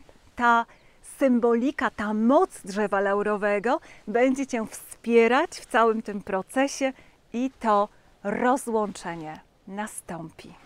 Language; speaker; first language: Polish; native; Polish